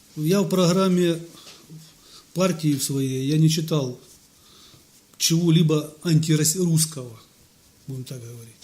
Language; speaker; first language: Ukrainian; non-native, local second language; Russian